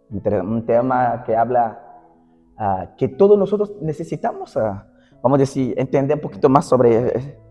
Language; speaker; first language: Spanish; non-native, fluent; Portuguese